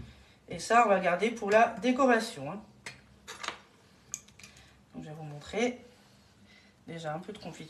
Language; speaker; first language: French; native; French